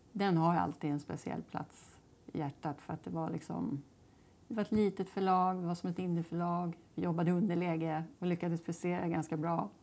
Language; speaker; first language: Swedish; native; Swedish